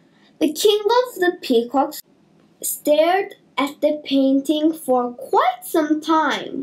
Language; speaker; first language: English; native; English